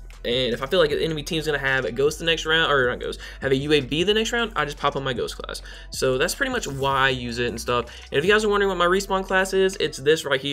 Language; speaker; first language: English; native; English